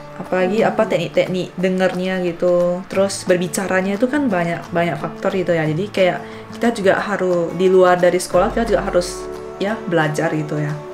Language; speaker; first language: Indonesian; native; Indonesian